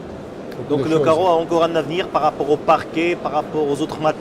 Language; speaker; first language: French; non-native, local second language; Arabic